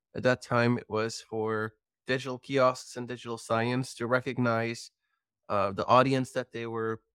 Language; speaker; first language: English; non-native, fluent; Dutch